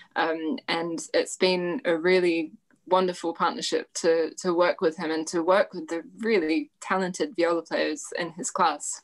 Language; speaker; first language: English; native; English